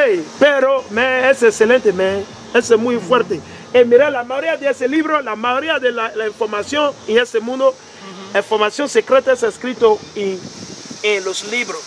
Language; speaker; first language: Spanish; non-native, learner; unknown